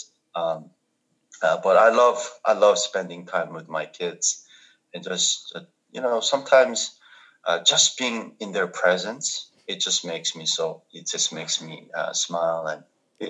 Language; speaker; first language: English; non-native, fluent; Korean